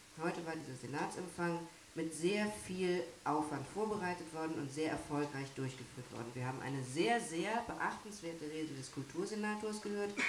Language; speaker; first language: German; native; German